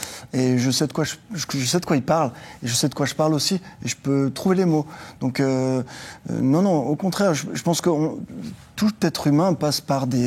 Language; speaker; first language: French; native; French